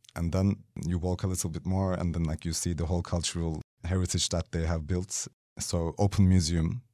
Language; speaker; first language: English; non-native, fluent; Turkish